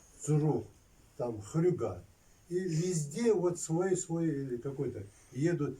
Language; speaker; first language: Russian; non-native, local second language; Lezghian